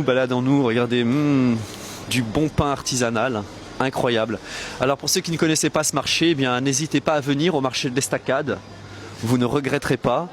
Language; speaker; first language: French; native; French